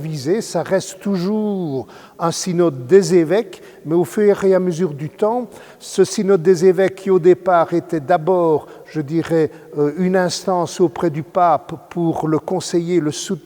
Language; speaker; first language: French; native; French